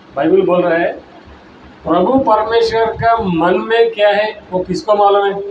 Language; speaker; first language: Hindi; non-native, local second language; Telugu